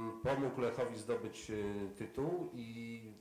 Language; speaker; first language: Polish; native; Polish